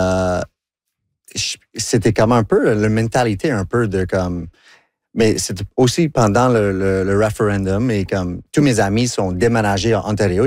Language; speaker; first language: French; non-native, local second language; English